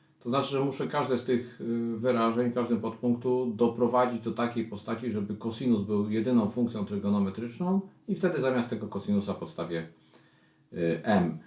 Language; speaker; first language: Polish; native; Polish